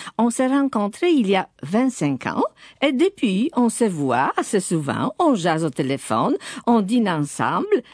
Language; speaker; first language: French; non-native, fluent; Polish